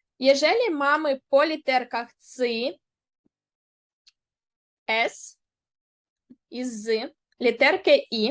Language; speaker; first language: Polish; non-native, fluent; Ukrainian